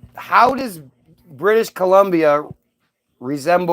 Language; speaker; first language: English; native; English